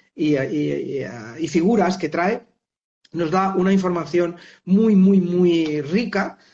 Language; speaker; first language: Spanish; native; Spanish